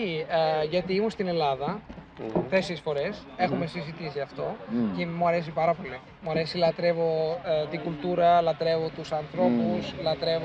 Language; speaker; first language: Greek; non-native, fluent; Italian